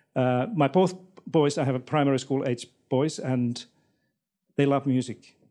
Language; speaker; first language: English; non-native, fluent; Finnish